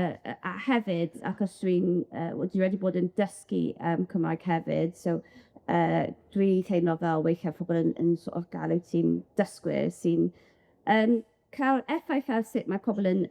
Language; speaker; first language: Welsh; non-native, local second language; English